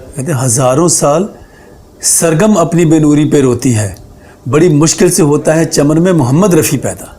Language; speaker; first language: Urdu; native; Urdu